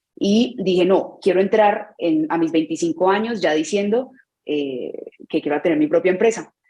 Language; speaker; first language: Spanish; native; Spanish